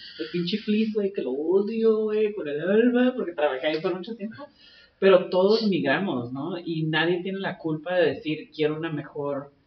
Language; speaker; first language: Spanish; native; Spanish